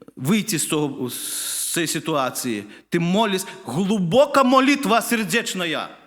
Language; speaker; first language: Ukrainian; non-native, fluent; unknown